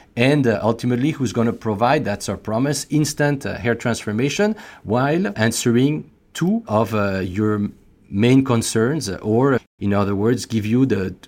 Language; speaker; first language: English; non-native, fluent; French